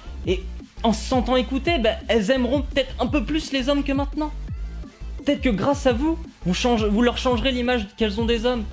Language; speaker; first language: French; native; French